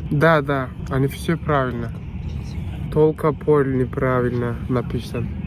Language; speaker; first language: Russian; non-native, learner; Turkish